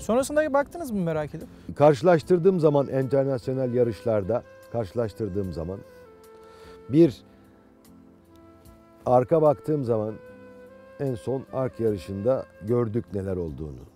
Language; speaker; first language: Turkish; native; Turkish